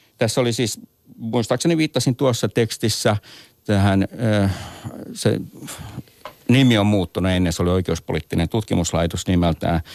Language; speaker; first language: Finnish; native; Finnish